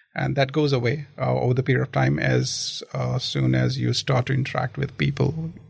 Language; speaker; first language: English; non-native, local second language; Kashmiri